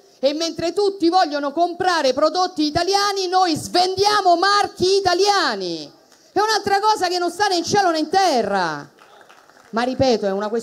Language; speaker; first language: Italian; native; Italian